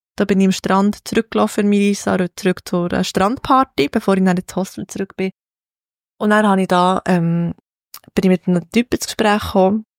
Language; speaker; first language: German; native; German